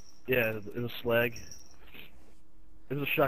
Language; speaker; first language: English; native; English